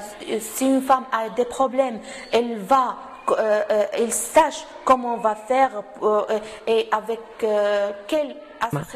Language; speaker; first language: French; non-native, local second language; Arabic